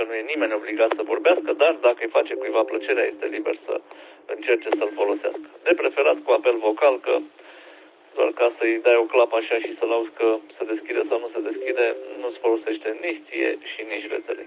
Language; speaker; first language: Romanian; native; Romanian